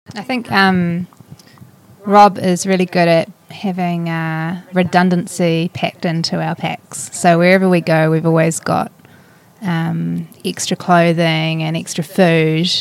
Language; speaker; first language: English; native; English